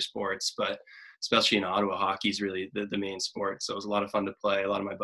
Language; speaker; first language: English; native; English